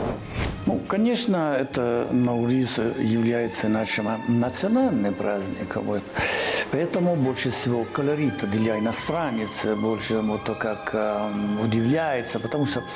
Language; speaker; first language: Russian; non-native, learner; Italian